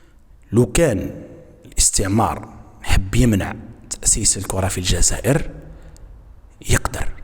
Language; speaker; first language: Arabic; native; Arabic